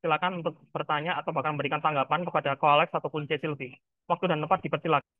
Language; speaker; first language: Indonesian; native; Indonesian